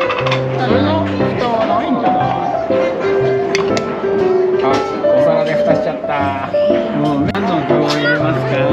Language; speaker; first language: Japanese; native; Japanese